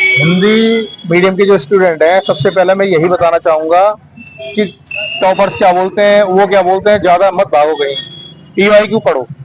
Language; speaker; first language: Hindi; native; Hindi